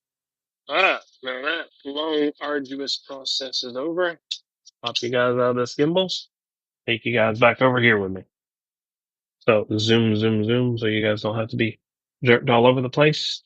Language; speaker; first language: English; native; English